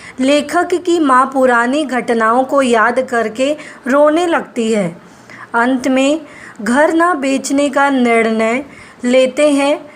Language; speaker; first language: Hindi; non-native, local second language; Gujarati